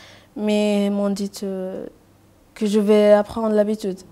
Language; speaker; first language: French; non-native, learner; Arabic